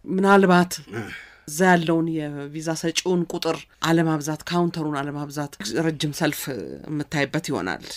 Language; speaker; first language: Amharic; native; Amharic